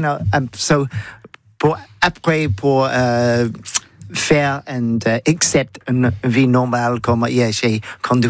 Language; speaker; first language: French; non-native, learner; English